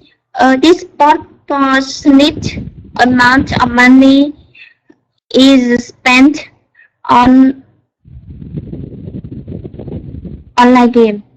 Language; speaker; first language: English; non-native, learner; Vietnamese